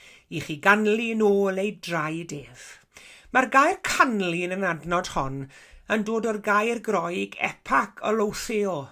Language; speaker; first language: Welsh; native; Welsh